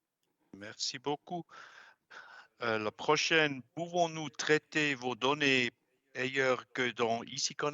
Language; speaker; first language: French; non-native, local second language; German